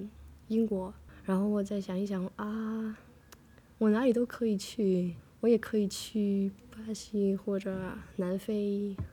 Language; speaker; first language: Chinese; non-native, fluent; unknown